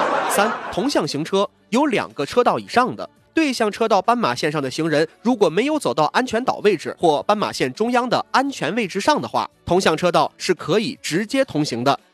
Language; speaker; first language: Chinese; native; Chinese